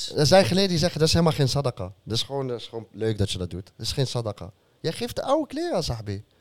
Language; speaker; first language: Dutch; early bilingual, other home language; Arabic